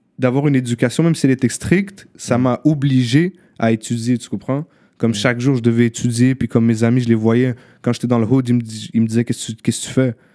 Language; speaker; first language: French; early bilingual, other home language; Arabic